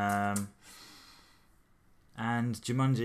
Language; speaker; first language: English; native; English